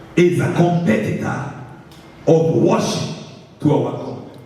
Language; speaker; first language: English; non-native, local second language; Swahili